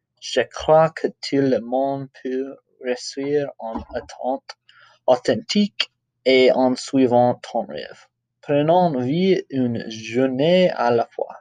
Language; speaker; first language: French; non-native, learner; English